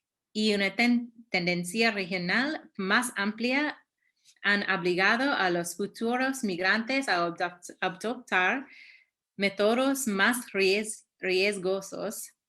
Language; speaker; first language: Spanish; early bilingual, heritage; Spanish